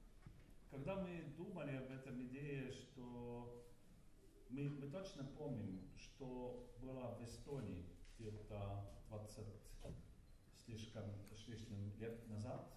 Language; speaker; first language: Russian; non-native, learner; Estonian